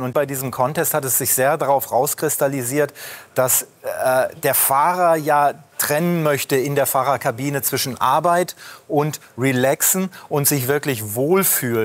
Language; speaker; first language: German; native; German